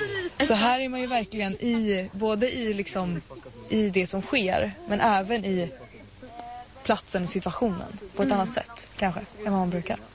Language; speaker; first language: Swedish; native; Swedish